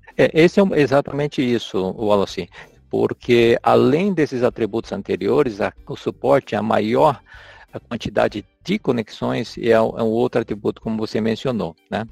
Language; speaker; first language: Portuguese; native; Portuguese